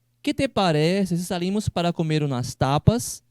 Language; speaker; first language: Spanish; non-native, fluent; Portuguese